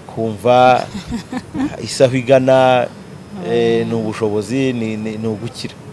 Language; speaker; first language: Kinyarwanda; native; Kinyarwanda